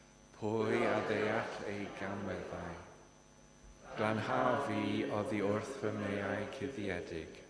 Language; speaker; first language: Welsh; non-native, fluent; English